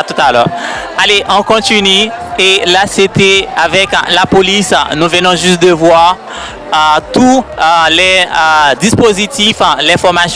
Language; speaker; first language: French; native; French